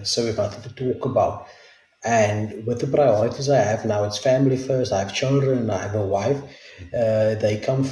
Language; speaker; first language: English; non-native, local second language; Afrikaans